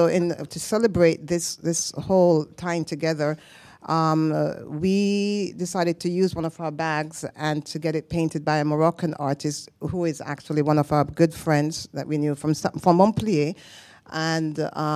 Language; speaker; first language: English; native; English